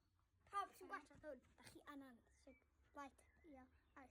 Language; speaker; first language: Welsh; native; Welsh